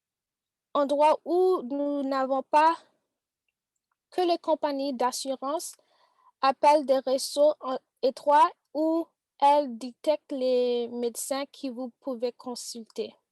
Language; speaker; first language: French; non-native, learner; English